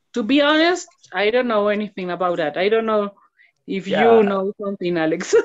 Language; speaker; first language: English; non-native, learner; Spanish